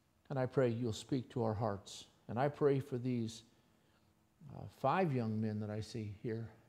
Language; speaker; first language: English; native; English